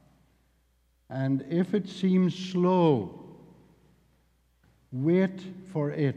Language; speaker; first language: English; native; English